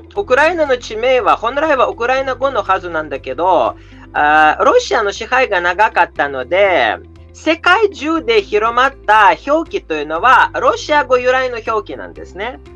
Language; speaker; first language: Japanese; non-native, fluent; Russian